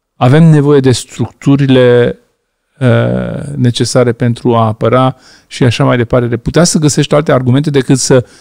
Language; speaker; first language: Romanian; non-native, local second language; Hungarian